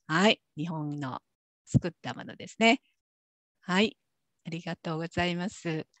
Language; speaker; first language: Japanese; native; Japanese